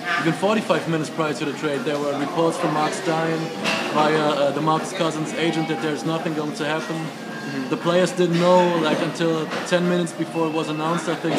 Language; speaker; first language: English; non-native, fluent; German